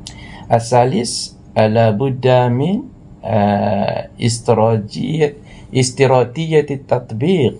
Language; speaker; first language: Arabic; non-native, fluent; Malay